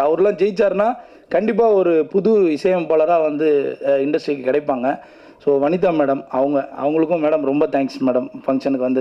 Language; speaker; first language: Tamil; native; Tamil